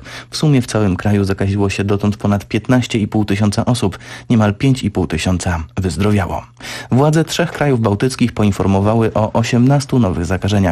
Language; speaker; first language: Polish; native; Polish